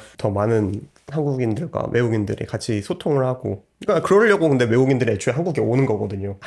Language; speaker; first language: Korean; native; Korean